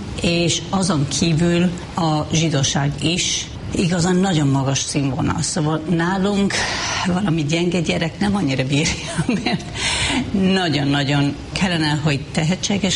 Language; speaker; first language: Hungarian; non-native, fluent; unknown